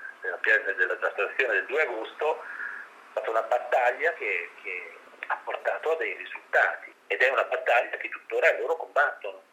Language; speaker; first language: Italian; native; Italian